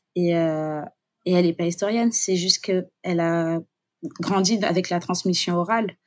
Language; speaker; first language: French; native; French